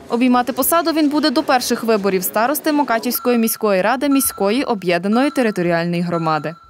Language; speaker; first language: Ukrainian; native; Ukrainian